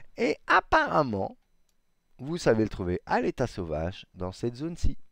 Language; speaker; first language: French; native; French